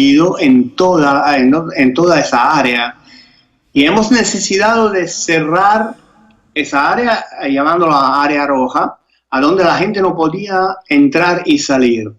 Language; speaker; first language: Spanish; non-native, fluent; Italian